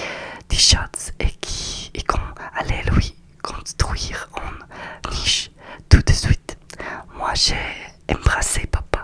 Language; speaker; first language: French; non-native, learner; Russian